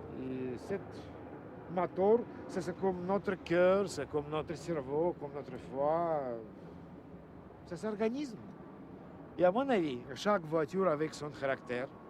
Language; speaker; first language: French; non-native, learner; Russian